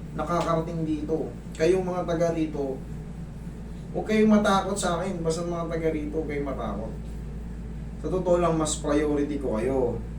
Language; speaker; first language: Filipino; native; Filipino